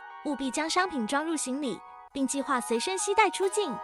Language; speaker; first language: Chinese; native; Chinese